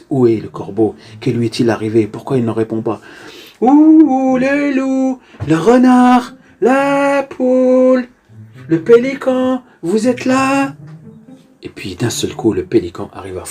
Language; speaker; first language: French; native; French